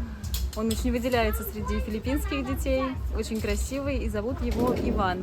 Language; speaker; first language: Russian; native; Russian